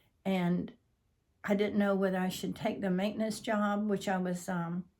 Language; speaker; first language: English; native; English